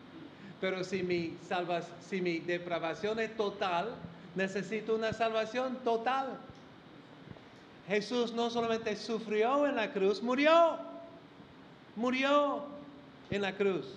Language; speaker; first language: Spanish; non-native, fluent; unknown